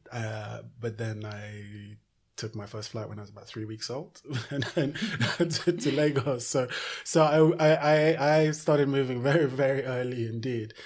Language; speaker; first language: English; early bilingual, other home language; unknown